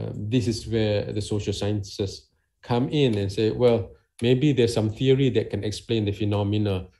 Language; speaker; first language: English; non-native, local second language; Malay